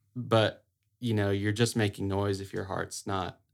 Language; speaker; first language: English; native; English